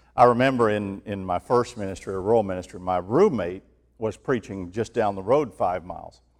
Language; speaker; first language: English; native; English